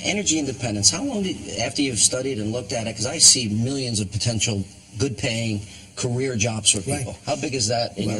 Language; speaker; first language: English; native; English